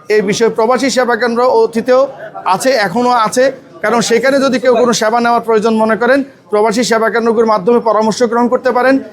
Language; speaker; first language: Bangla; native; Bangla